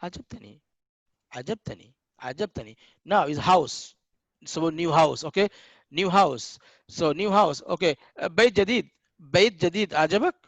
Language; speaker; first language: English; non-native, learner; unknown